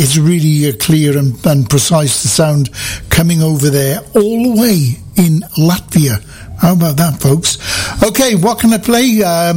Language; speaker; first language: English; native; English